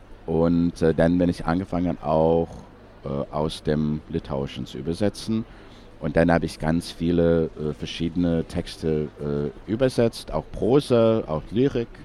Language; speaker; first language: German; non-native, fluent; English